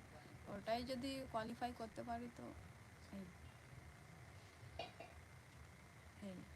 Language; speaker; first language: Bangla; non-native, local second language; Santali